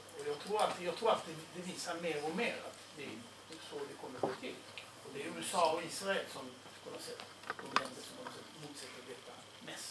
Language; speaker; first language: Swedish; non-native, fluent; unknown